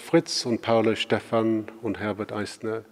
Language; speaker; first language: German; non-native, fluent; English